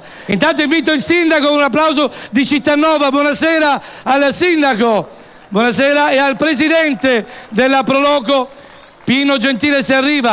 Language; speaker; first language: Italian; native; Italian